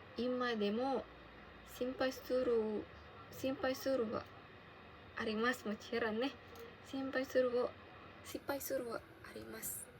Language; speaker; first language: Japanese; non-native, learner; Indonesian